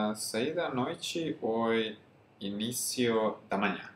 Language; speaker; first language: Portuguese; non-native, learner; Serbian